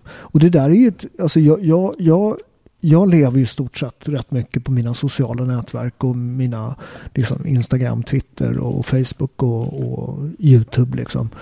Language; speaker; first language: Swedish; early bilingual, other home language; Italian